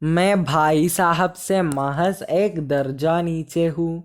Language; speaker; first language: Hindi; non-native, local second language; Malayalam